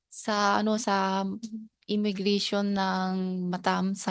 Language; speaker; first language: Filipino; non-native, learner; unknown